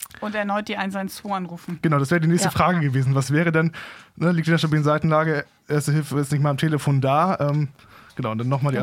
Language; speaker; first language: German; native; German